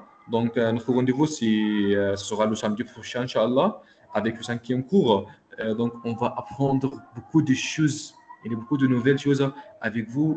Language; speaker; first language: French; non-native, local second language; Arabic